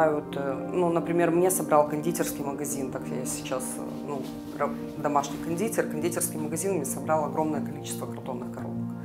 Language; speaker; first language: Russian; native; Russian